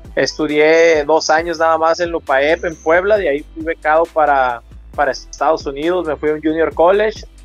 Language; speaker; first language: Spanish; native; Spanish